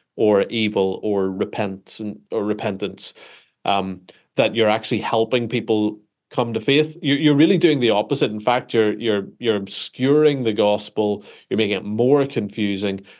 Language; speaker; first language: English; native; English